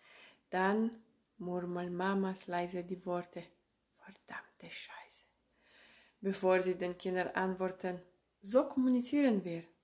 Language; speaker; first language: German; non-native, fluent; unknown